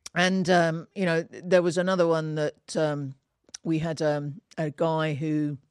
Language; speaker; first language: English; native; English